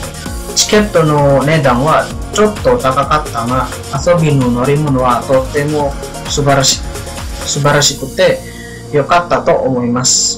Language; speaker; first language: Japanese; non-native, learner; Indonesian